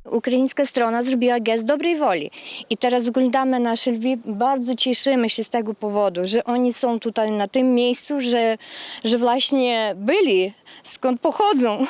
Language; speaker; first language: Polish; early bilingual, heritage; Polish